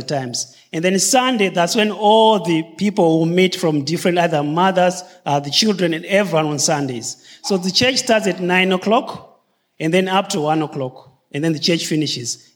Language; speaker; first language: English; non-native, local second language; Shona